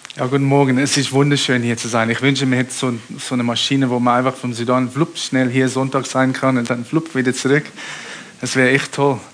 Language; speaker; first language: German; early bilingual, heritage; German